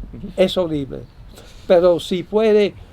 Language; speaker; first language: Spanish; non-native, learner; English